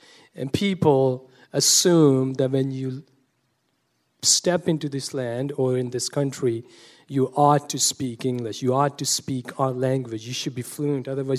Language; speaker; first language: English; non-native, local second language; Punjabi